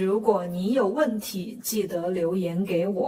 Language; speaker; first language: Chinese; non-native, fluent; Khmer